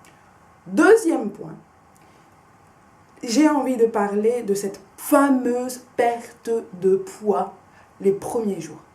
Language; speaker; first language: French; native; French